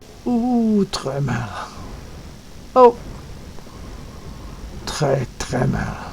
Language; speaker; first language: French; non-native, learner; English